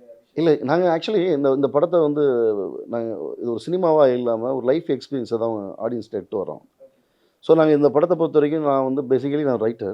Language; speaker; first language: Tamil; native; Tamil